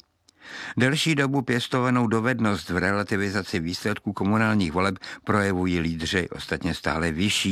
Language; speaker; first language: Czech; native; Czech